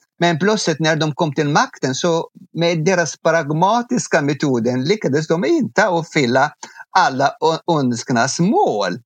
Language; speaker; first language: Swedish; non-native, fluent; Arabic